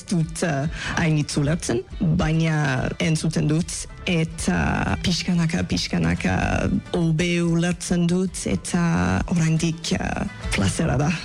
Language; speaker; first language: Basque; non-native, fluent; English